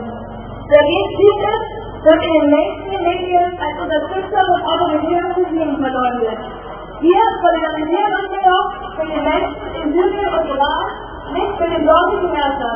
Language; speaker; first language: German; native; German